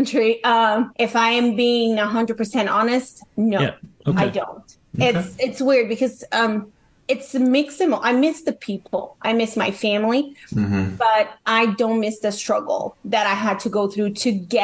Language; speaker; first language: English; non-native, fluent; Portuguese